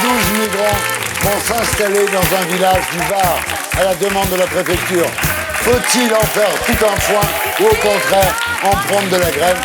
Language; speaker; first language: French; native; French